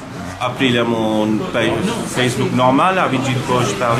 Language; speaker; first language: French; non-native, learner; Bangla